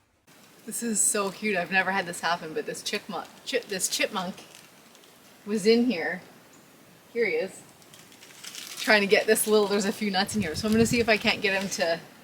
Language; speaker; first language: English; native; English